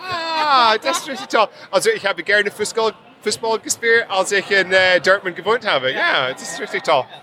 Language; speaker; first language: German; non-native, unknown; English